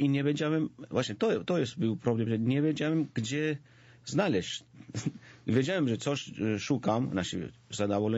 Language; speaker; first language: Polish; non-native, fluent; Georgian